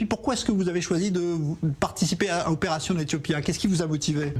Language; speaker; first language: French; native; French